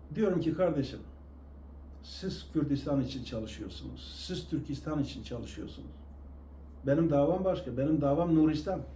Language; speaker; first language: Turkish; non-native, local second language; Kurdish